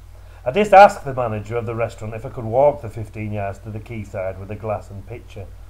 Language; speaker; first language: English; native; English